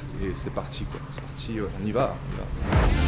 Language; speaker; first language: French; native; French